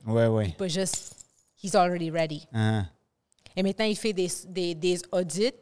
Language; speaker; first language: French; non-native, fluent; English